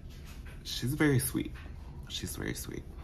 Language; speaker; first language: English; native; English